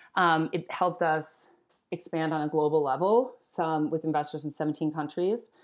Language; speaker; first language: English; native; English